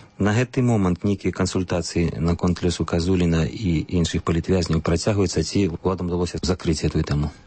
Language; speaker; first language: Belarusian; native; Belarusian